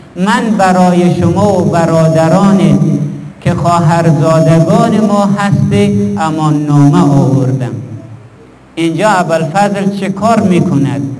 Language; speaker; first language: Persian; native; Persian